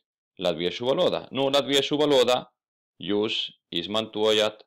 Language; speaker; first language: Latvian; non-native, fluent; Spanish